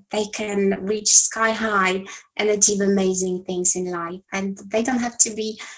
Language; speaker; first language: English; non-native, fluent; Polish